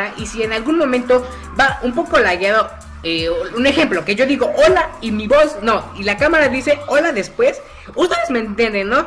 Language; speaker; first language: Spanish; native; Spanish